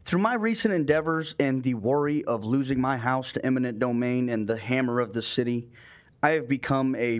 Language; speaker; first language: English; native; English